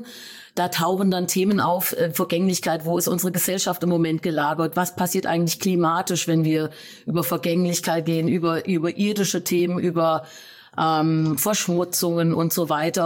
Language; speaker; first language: German; native; German